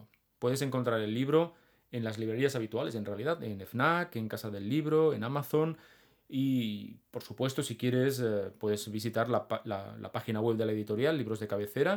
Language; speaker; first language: Spanish; native; Spanish